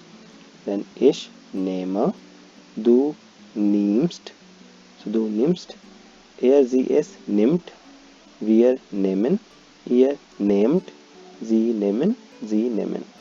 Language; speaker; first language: German; non-native, fluent; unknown